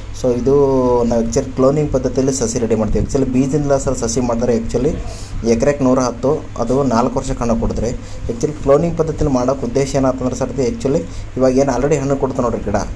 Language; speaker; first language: Kannada; native; Kannada